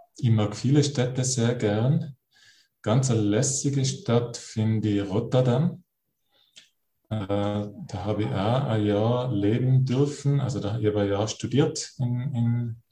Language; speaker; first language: German; native; German